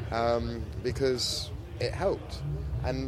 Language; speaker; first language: English; native; English